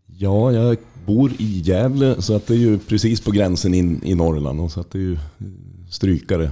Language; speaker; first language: Swedish; native; Swedish